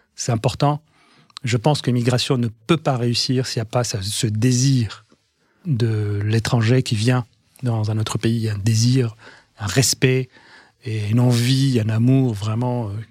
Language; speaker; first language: French; non-native, local second language; Arabic